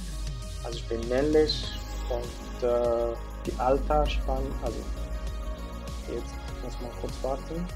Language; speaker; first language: German; non-native, fluent; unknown